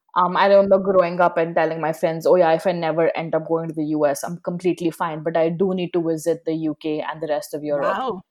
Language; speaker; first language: English; non-native, local second language; Hindi